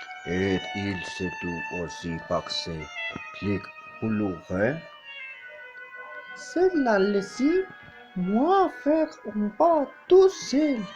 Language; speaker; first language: French; non-native, learner; Spanish